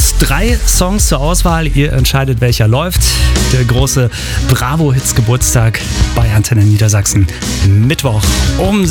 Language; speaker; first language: German; native; German